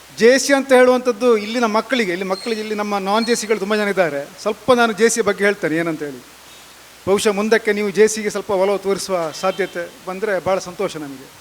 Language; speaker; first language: Kannada; native; Kannada